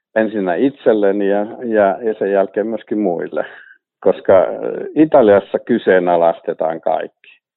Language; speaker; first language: Finnish; native; Finnish